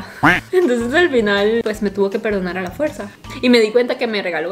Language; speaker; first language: Spanish; native; Spanish